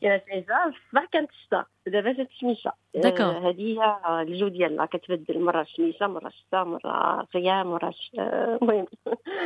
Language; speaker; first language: Arabic; early bilingual, heritage; Arabic